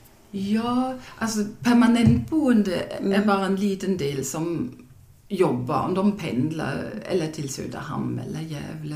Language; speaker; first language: Swedish; non-native, fluent; German